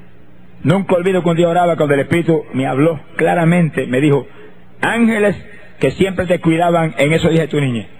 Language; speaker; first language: Spanish; native; Spanish